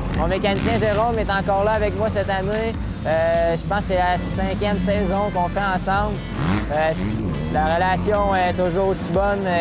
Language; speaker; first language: French; native; French